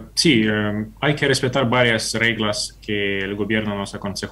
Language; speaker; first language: Spanish; non-native, fluent; Ukrainian